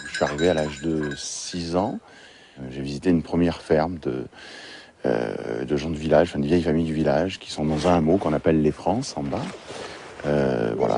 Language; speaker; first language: French; native; French